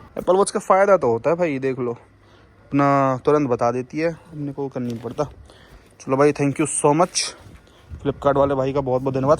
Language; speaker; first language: Hindi; native; Hindi